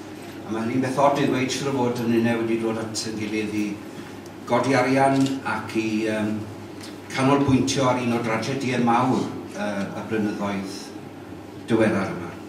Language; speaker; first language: Welsh; native; Welsh